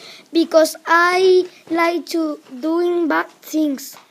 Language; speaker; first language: English; non-native, learner; Spanish